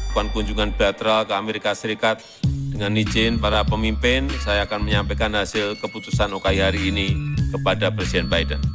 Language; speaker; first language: Indonesian; native; Indonesian